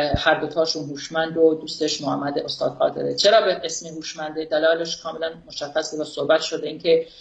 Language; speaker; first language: Persian; non-native, local second language; Kurdish